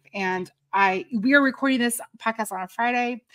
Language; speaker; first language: English; native; English